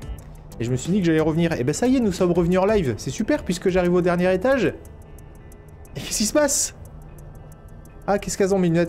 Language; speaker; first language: French; native; French